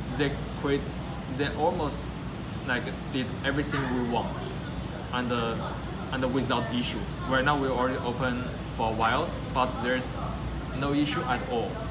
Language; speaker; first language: English; non-native, learner; Chinese